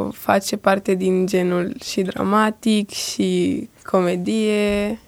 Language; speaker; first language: Romanian; early bilingual, heritage; Romanian